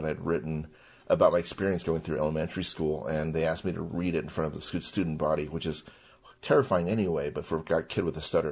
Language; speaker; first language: English; non-native, local second language; Chinese